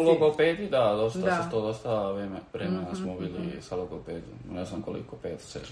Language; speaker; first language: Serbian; early bilingual, heritage; Spanish